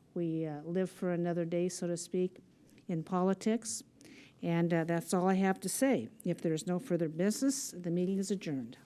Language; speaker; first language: English; native; English